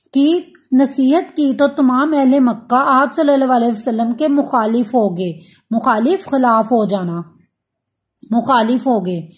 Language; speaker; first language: Urdu; non-native, local second language; Punjabi